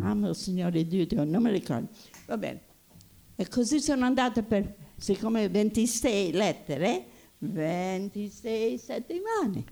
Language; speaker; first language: Italian; early bilingual, heritage; Italian